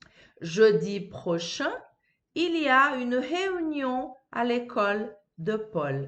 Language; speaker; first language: French; non-native, fluent; Portuguese